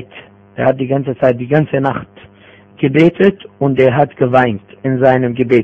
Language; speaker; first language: German; non-native, fluent; Arabic